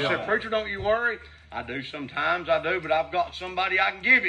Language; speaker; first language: English; native; English